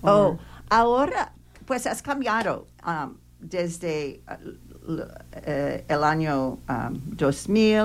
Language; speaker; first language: Spanish; non-native, learner; English